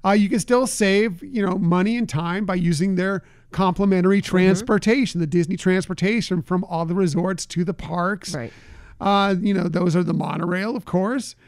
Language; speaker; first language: English; native; English